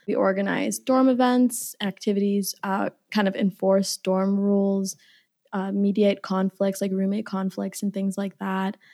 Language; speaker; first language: English; early bilingual, other home language; Somali